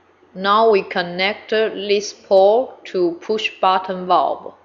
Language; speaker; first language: English; non-native, fluent; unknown